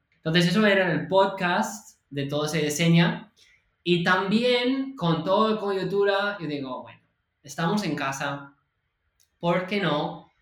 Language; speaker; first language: Spanish; non-native, fluent; English